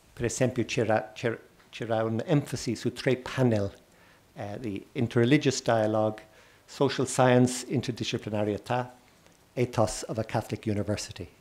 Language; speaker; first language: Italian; non-native, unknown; English